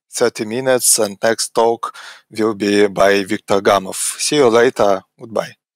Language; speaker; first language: English; non-native, fluent; Russian